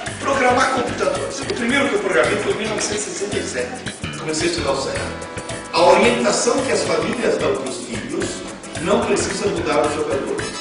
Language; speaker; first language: Portuguese; non-native, fluent; Italian